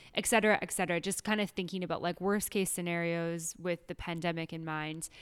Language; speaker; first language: English; native; English